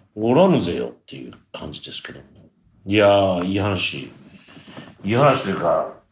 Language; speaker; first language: Japanese; native; Japanese